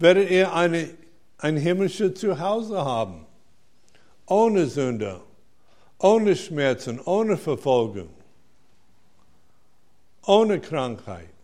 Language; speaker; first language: German; non-native, fluent; English